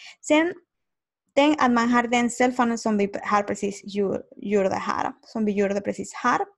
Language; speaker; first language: Swedish; non-native, learner; Spanish